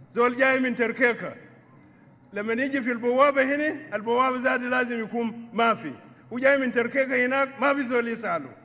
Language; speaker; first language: Arabic; non-native, local second language; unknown